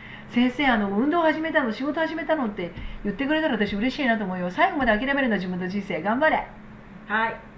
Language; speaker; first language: Japanese; native; Japanese